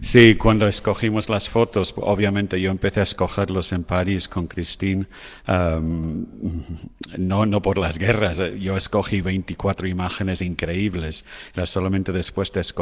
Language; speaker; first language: Spanish; non-native, fluent; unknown